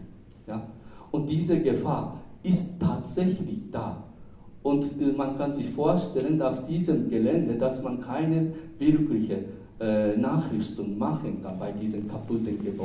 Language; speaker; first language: German; non-native, fluent; Japanese